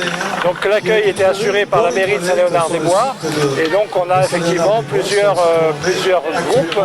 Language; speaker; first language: French; native; French